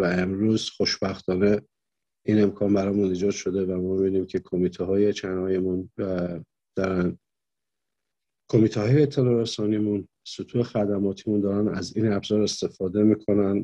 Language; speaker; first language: Persian; native; Persian